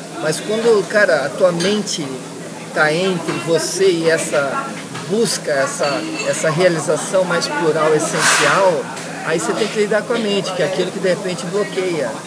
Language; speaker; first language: Portuguese; early bilingual, heritage; Portuguese